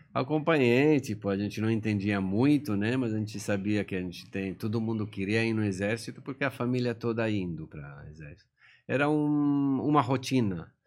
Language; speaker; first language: Portuguese; non-native, fluent; Persian